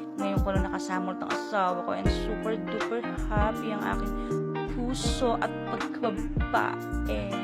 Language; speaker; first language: Filipino; native; Filipino